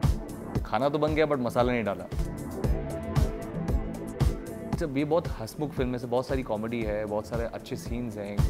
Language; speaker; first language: Hindi; native; Hindi